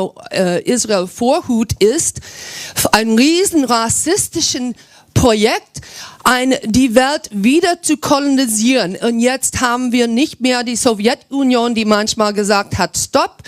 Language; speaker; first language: German; non-native, fluent; English